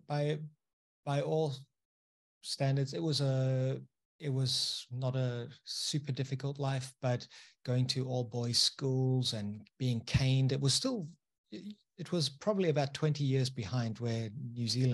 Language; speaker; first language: English; native; English